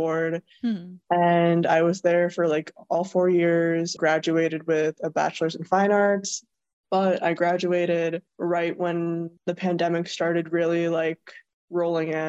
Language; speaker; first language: English; native; English